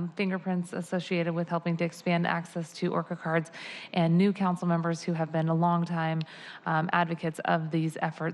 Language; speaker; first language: English; native; English